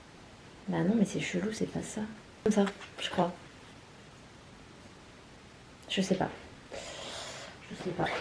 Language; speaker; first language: French; native; French